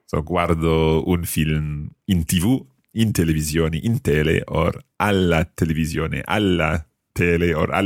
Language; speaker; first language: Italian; non-native, learner; English